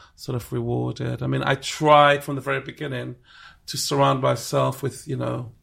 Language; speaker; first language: English; non-native, local second language; Akan